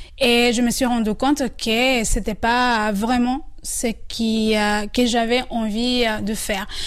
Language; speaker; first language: French; non-native, fluent; Spanish